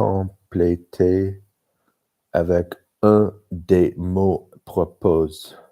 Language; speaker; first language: French; non-native, learner; English